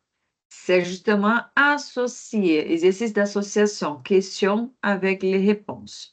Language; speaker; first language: French; non-native, fluent; Portuguese